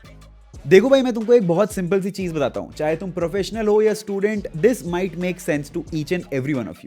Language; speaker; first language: Hindi; native; Hindi